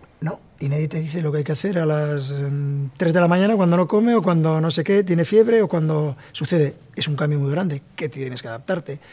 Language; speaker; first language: Spanish; native; Spanish